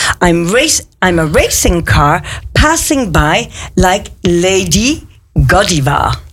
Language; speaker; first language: English; native; English